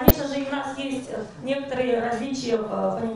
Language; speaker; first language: Russian; native; Russian